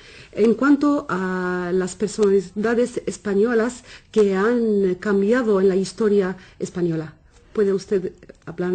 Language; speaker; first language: Spanish; non-native, fluent; Arabic